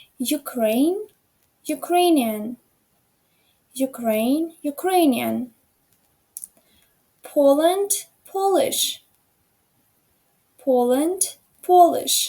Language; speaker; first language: English; non-native, fluent; Ukrainian